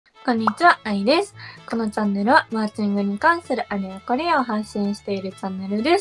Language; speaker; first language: Japanese; native; Japanese